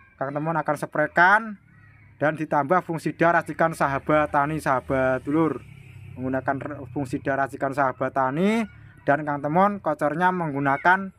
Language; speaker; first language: Indonesian; non-native, local second language; Javanese